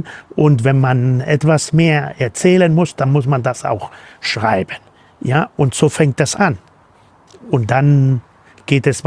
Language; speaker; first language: German; non-native, fluent; Spanish